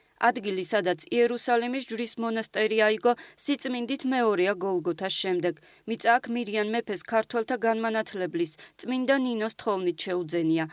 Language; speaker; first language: Georgian; native; Georgian